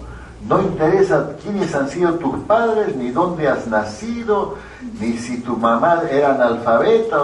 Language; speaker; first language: Spanish; native; Spanish